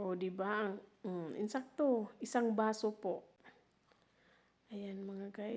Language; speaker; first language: Filipino; native; Filipino